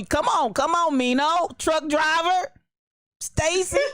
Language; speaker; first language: English; native; English